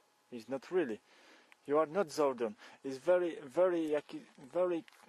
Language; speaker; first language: English; non-native, learner; Polish